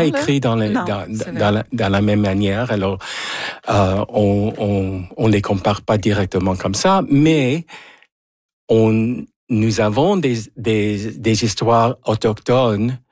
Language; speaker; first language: French; non-native, fluent; Spanish